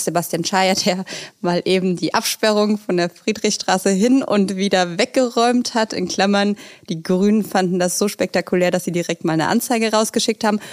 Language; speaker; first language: German; native; German